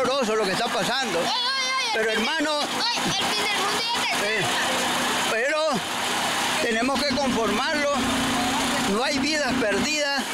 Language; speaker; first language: Spanish; native; Spanish